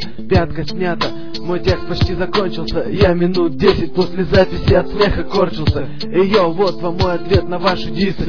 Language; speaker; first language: Russian; native; Russian